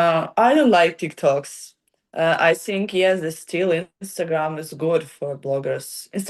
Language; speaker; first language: English; non-native, learner; Ukrainian